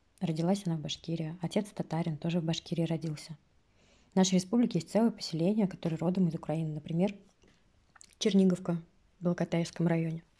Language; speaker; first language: Russian; native; Russian